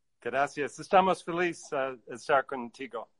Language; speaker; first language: Spanish; non-native, learner; English